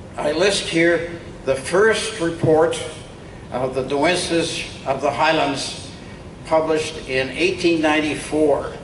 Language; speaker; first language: English; native; English